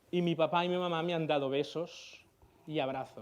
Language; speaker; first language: Spanish; non-native, local second language; Catalan